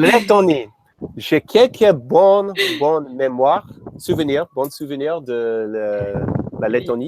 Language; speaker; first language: French; non-native, fluent; English